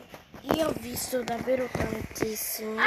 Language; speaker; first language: Italian; early bilingual, other home language; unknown